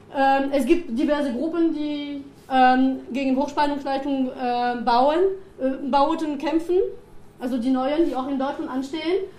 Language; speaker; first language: German; non-native, fluent; French